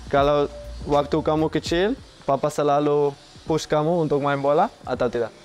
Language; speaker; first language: Indonesian; non-native, fluent; Dutch